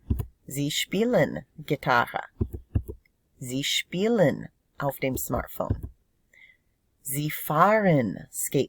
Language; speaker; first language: German; non-native, fluent; English